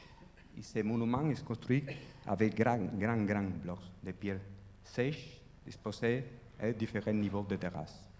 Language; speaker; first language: French; non-native, fluent; Spanish